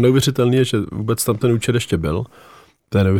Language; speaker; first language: Czech; native; Czech